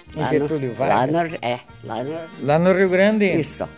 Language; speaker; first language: Portuguese; native; Portuguese